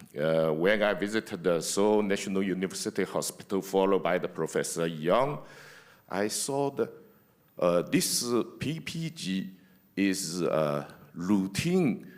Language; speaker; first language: English; non-native, fluent; Chinese